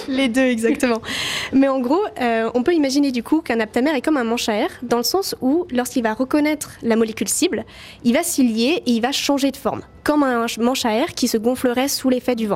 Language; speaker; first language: French; native; French